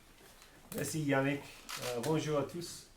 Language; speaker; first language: French; non-native, learner; English